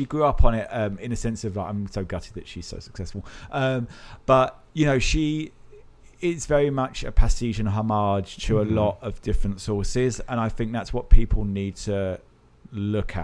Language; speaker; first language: English; native; English